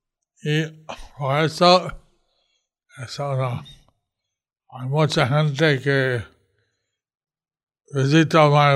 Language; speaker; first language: Spanish; non-native, learner; English